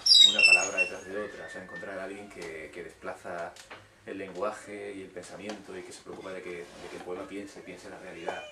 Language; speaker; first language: Spanish; native; Spanish